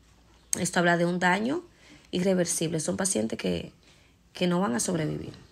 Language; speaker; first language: Spanish; native; Spanish